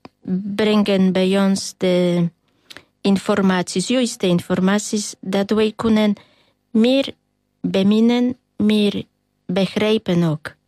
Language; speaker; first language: Dutch; non-native, fluent; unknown